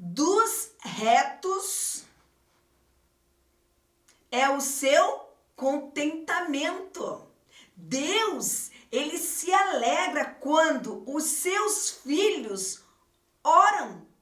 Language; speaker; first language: Portuguese; native; Portuguese